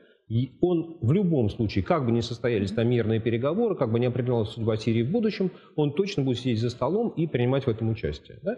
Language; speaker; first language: Russian; native; Russian